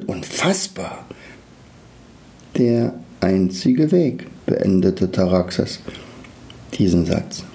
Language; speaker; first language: German; native; German